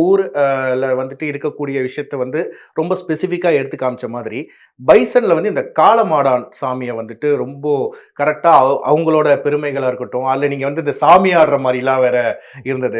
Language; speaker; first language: Tamil; native; Tamil